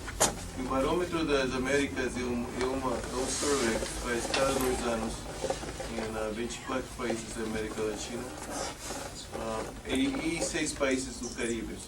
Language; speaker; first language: Portuguese; non-native, fluent; English